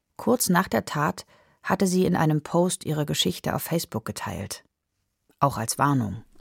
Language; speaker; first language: German; native; German